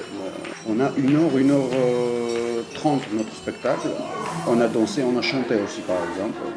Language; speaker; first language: French; non-native, learner; Georgian